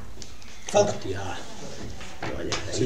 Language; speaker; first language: Spanish; native; Spanish